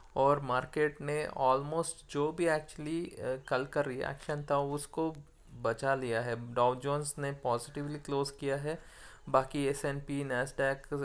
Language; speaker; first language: Hindi; non-native, local second language; Kannada